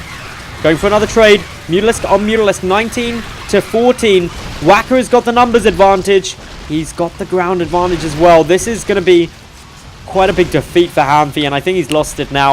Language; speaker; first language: English; native; English